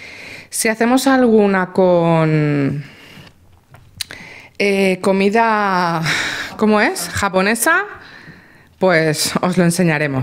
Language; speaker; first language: Spanish; native; Spanish